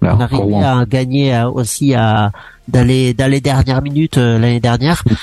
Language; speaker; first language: French; native; French